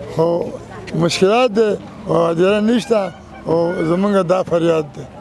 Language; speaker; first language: Pashto; non-native, local second language; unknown